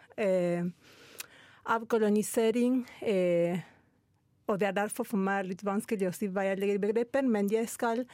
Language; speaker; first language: Norwegian; non-native, fluent; Spanish